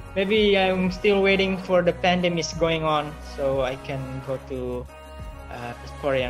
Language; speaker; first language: English; non-native, learner; Indonesian